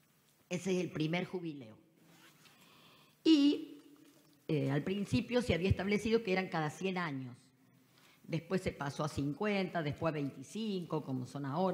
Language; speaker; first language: Spanish; native; Spanish